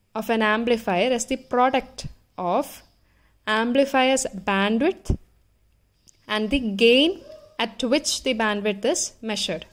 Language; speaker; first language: English; non-native, local second language; Malayalam